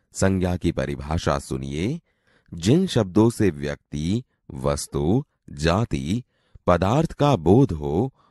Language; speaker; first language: Hindi; non-native, local second language; Gujarati